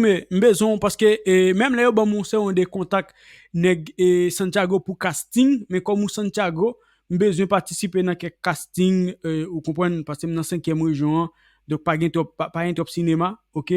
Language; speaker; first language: Haitian Creole; native; Haitian Creole